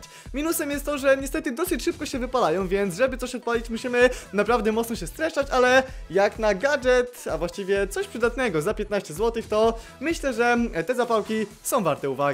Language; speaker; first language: Polish; native; Polish